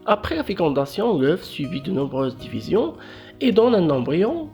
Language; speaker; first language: French; non-native, local second language; Arabic